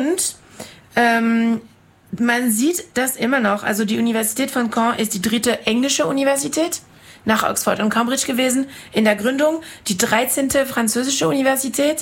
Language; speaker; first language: German; non-native, fluent; French